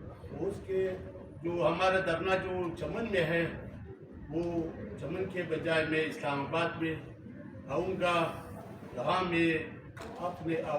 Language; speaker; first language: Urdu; non-native, local second language; Pashto